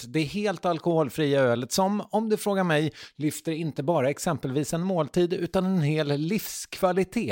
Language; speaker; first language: Swedish; native; Swedish